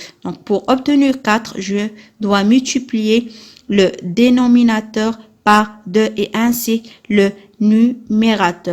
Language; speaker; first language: French; non-native, local second language; Arabic